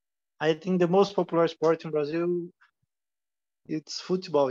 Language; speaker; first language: English; non-native, learner; Portuguese